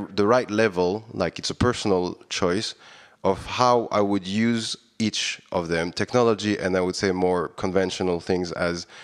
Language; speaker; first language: English; non-native, fluent; French